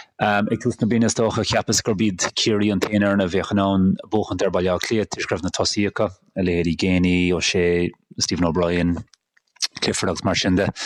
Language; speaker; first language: Irish; native; Irish